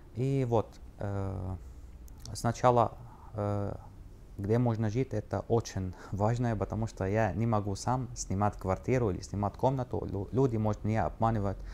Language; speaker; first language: Russian; non-native, learner; Arabic